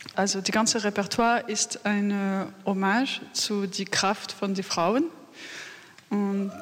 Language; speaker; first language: German; non-native, learner; French